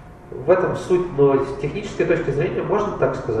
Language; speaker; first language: Russian; native; Russian